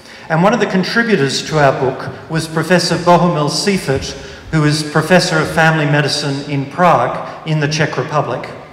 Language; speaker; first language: English; native; English